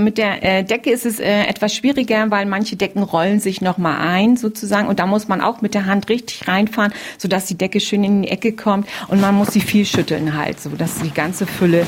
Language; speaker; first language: German; native; German